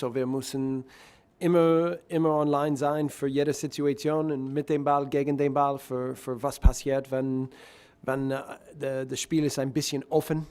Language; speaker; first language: German; non-native, learner; English